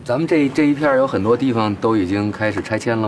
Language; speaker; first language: Chinese; native; Chinese